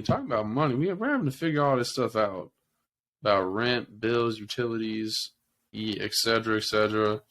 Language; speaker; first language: English; native; English